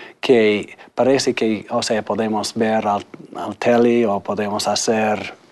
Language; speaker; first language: Spanish; non-native, fluent; English